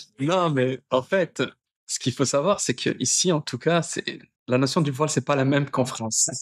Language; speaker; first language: French; early bilingual, other home language; Tachelhit